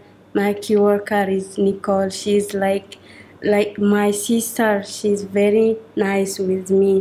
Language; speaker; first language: English; non-native, learner; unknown